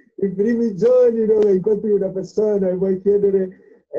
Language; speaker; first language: Italian; non-native, fluent; Akan